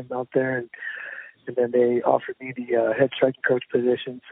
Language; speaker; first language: English; native; English